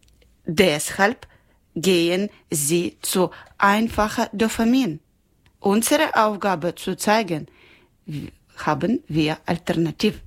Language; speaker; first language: German; non-native, learner; Ukrainian